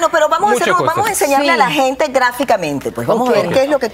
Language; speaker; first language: Spanish; native; Spanish